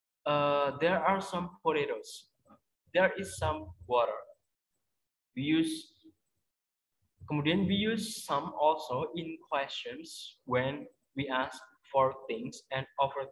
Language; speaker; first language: English; non-native, fluent; Indonesian